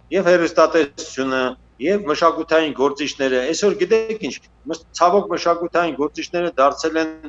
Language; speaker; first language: Armenian; native; Armenian